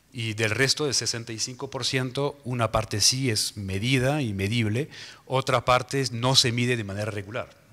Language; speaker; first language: Spanish; non-native, fluent; French